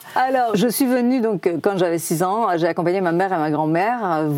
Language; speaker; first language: French; non-native, fluent; Persian